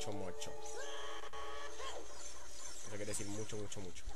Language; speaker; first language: Spanish; native; Spanish